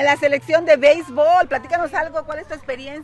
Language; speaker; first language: Spanish; native; Spanish